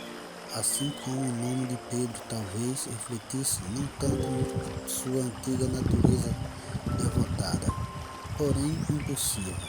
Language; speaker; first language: Portuguese; native; Portuguese